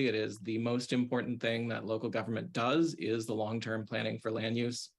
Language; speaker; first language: English; native; English